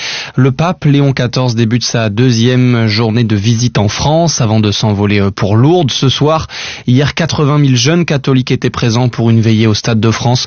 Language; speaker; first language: French; native; French